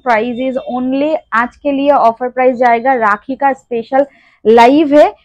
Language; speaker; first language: Hindi; non-native, local second language; Bangla